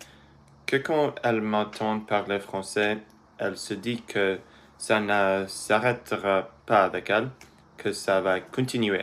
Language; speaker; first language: French; early bilingual, other home language; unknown